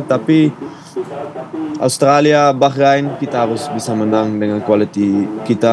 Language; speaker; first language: Indonesian; non-native, fluent; Dutch